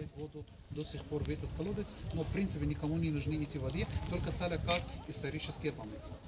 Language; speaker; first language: Russian; non-native, learner; Arabic